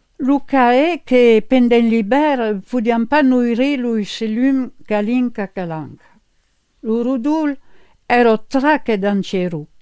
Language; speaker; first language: Occitan; native; Occitan